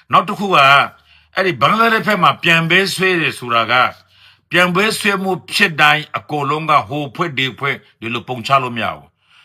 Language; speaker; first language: Burmese; non-native, local second language; Rohingya